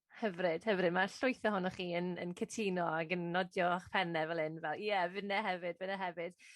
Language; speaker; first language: Welsh; native; Welsh